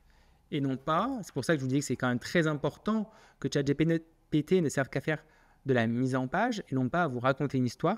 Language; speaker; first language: French; native; French